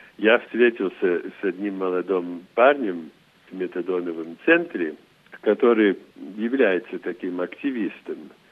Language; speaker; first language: Russian; early bilingual, heritage; Russian